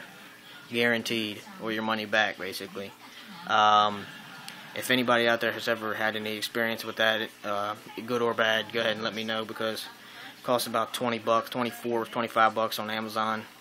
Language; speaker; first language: English; native; English